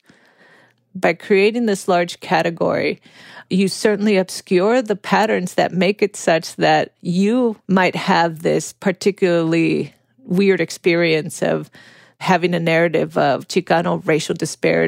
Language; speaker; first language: English; native; English